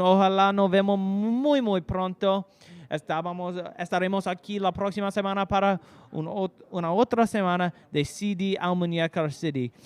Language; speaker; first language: Spanish; non-native, learner; English